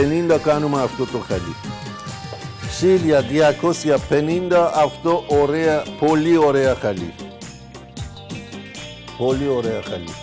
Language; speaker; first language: Greek; non-native, fluent; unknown